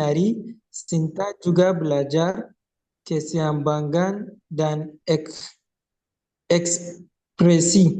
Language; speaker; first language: Indonesian; non-native, learner; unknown